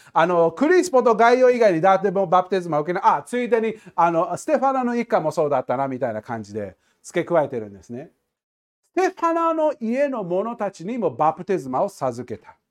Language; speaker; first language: Japanese; non-native, fluent; English